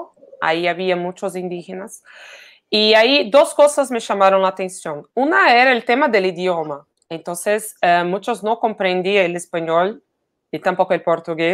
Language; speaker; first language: Spanish; non-native, fluent; Portuguese